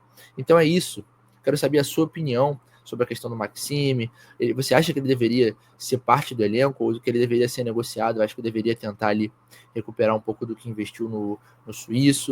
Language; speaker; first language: Portuguese; native; Portuguese